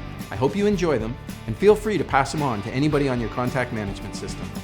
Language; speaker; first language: English; native; English